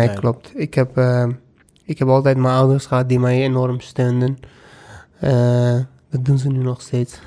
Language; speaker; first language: Dutch; non-native, fluent; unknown